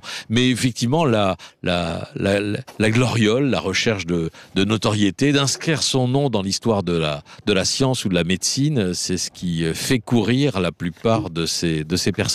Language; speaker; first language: French; native; French